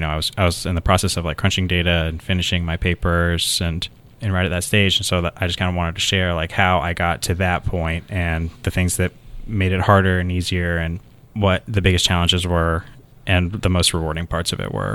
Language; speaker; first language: English; native; English